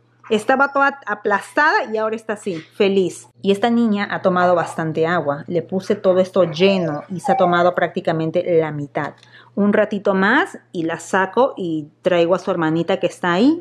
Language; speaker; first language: Spanish; native; Spanish